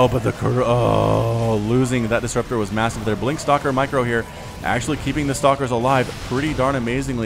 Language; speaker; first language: English; native; English